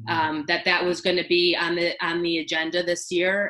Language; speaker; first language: English; native; English